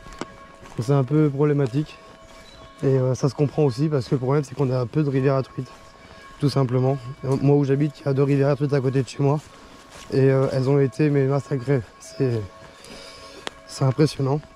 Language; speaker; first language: French; native; French